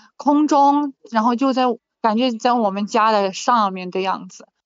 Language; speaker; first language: Chinese; non-native, fluent; Ukrainian